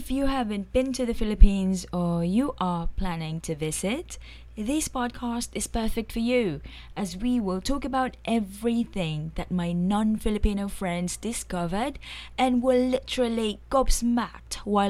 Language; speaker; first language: English; non-native, local second language; Filipino